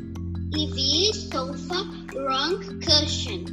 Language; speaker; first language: English; non-native, learner; Portuguese